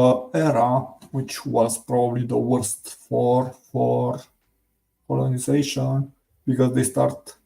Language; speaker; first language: English; non-native, learner; Romanian